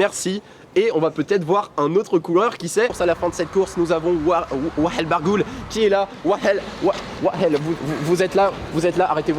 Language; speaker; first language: French; native; French